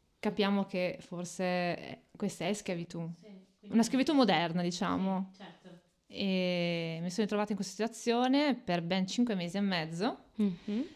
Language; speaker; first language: Italian; native; Italian